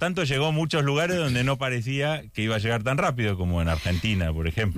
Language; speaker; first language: Spanish; native; Spanish